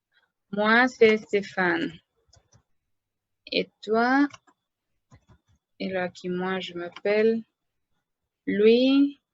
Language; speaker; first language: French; non-native, fluent; Spanish